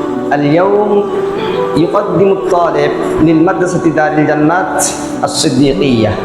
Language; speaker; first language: Arabic; non-native, learner; Bangla